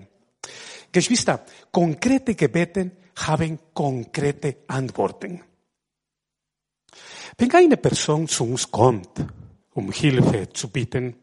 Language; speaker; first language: German; non-native, fluent; Spanish